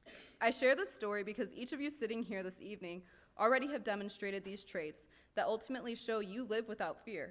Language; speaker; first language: English; native; English